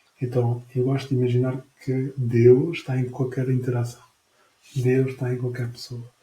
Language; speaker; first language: Portuguese; non-native, fluent; French